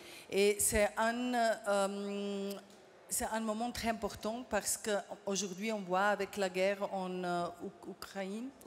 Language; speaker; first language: French; non-native, fluent; Slovenian